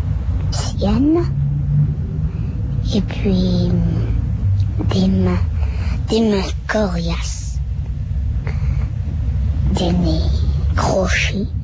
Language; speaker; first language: French; early bilingual, other home language; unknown